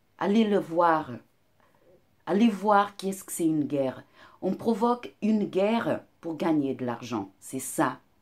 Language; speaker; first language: French; non-native, fluent; Portuguese